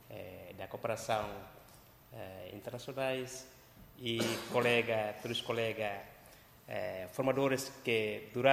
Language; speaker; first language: Portuguese; non-native, local second language; Tetum